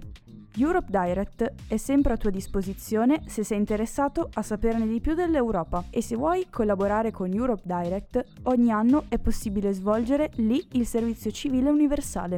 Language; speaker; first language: Italian; native; Italian